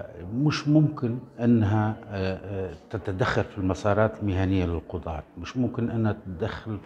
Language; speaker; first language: Arabic; native; Arabic